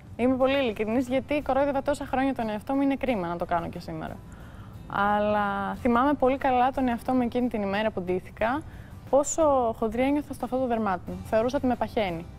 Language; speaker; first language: Greek; early bilingual, heritage; Greek